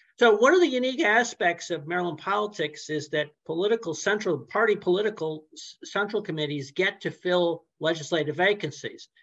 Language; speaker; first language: English; native; English